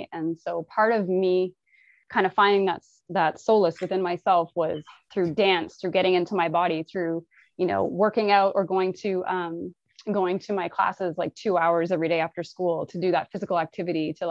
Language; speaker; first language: English; native; English